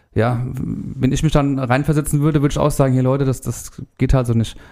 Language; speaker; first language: German; native; German